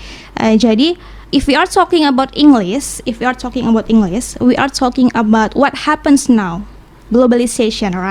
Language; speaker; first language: English; non-native, learner; Indonesian